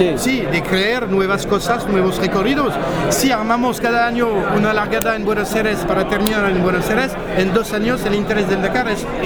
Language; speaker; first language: Spanish; non-native, fluent; French